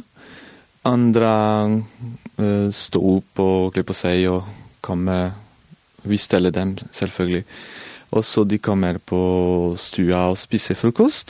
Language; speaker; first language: Norwegian; non-native, fluent; French